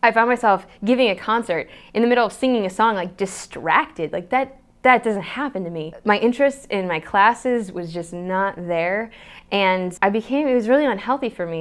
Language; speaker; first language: English; native; English